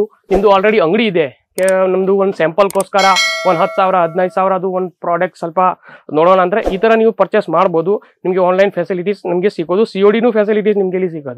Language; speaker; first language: Kannada; non-native, fluent; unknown